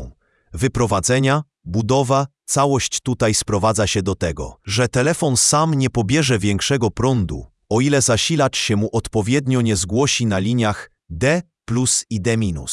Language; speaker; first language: Polish; native; Polish